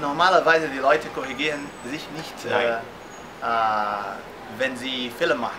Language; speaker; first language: German; non-native, fluent; Portuguese